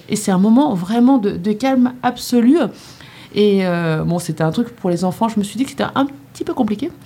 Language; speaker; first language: French; native; French